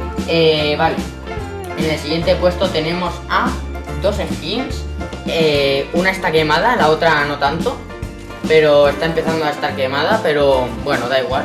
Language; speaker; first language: Spanish; native; Spanish